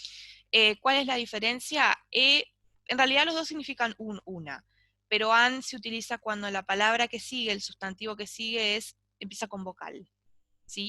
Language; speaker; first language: Spanish; native; Spanish